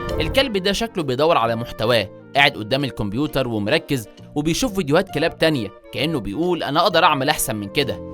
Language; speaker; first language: Arabic; native; Arabic